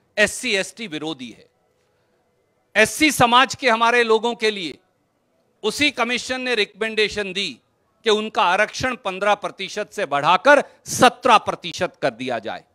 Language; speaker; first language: Hindi; native; Hindi